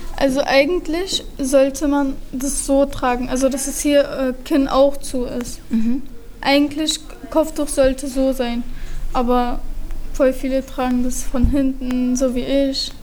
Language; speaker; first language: German; early bilingual, other home language; Turkish